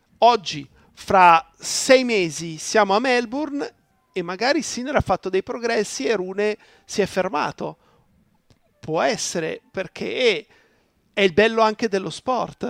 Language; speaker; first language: Italian; native; Italian